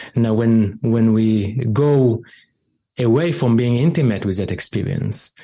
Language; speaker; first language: English; non-native, fluent; Hebrew